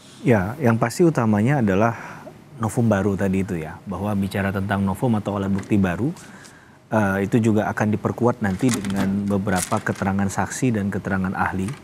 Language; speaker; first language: Indonesian; native; Indonesian